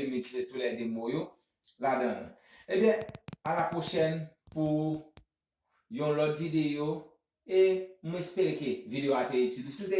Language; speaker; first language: French; non-native, local second language; Haitian Creole